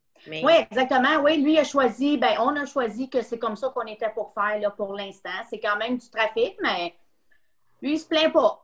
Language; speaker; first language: French; native; French